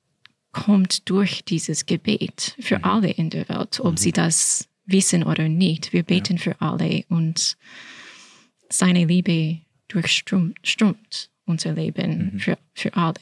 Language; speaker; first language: German; non-native, fluent; English